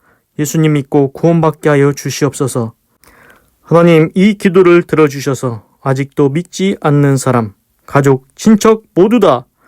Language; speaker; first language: Korean; native; Korean